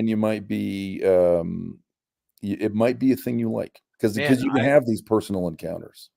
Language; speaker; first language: English; native; English